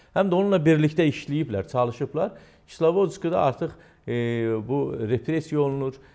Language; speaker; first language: Azerbaijani; native; Azerbaijani